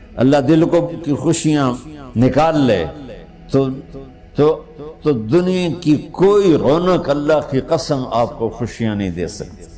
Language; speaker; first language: Urdu; non-native, local second language; Punjabi